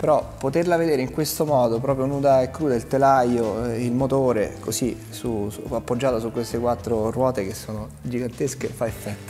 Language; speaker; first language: Italian; native; Italian